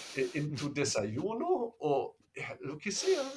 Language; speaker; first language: Spanish; non-native, fluent; German